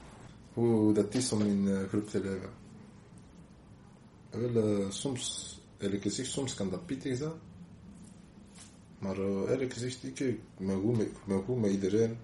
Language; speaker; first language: Dutch; non-native, local second language; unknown